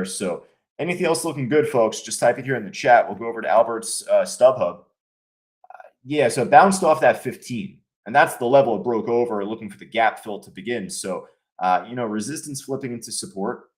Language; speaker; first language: English; native; English